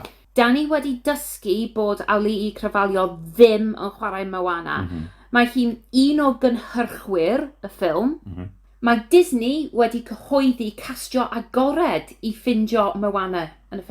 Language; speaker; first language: Welsh; non-native, learner; English